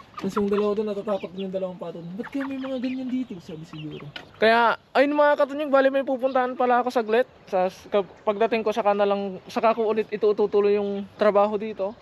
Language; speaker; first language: Filipino; non-native, local second language; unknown